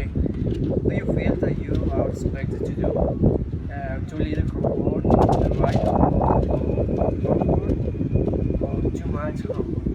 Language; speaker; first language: English; non-native, learner; Spanish